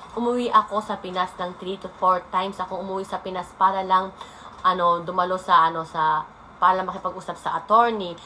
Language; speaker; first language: Filipino; native; Filipino